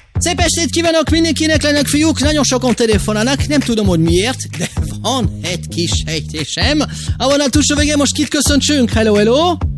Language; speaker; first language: Hungarian; native; Hungarian